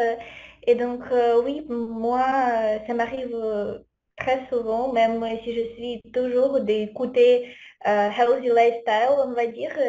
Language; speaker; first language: French; non-native, fluent; Ukrainian